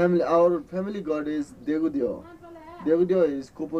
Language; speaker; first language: English; non-native, learner; Newari